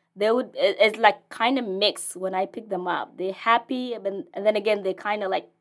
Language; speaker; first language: English; non-native, fluent; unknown